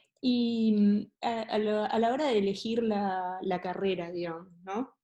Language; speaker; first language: Spanish; native; Spanish